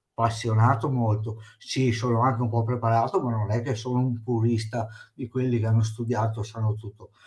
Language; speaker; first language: Italian; native; Italian